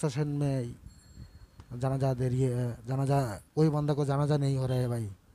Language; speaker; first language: Hindi; non-native, learner; Bangla